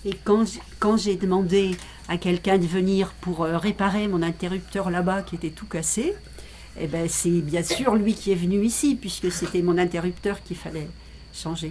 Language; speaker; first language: French; native; French